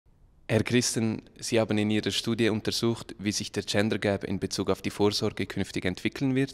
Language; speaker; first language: German; native; German